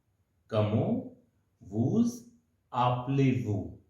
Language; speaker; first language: French; non-native, fluent; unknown